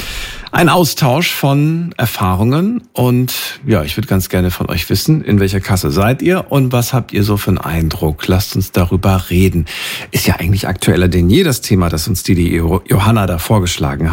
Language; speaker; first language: German; native; German